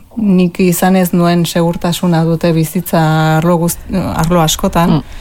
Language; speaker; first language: Basque; non-native, local second language; Spanish